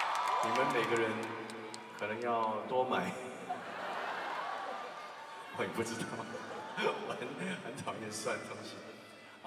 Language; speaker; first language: Chinese; non-native, local second language; Cantonese